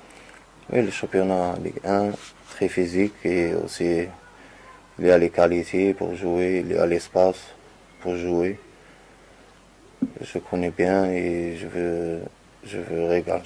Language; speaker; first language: French; non-native, learner; Arabic